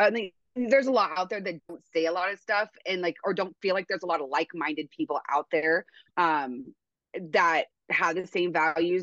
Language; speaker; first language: English; native; English